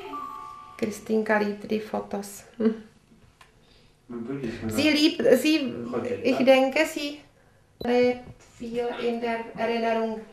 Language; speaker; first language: German; non-native, learner; Czech